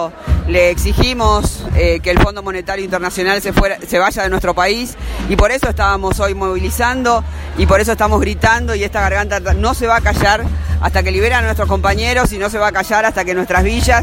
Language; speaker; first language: Spanish; native; Spanish